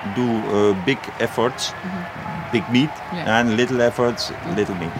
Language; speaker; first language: English; non-native, fluent; Dutch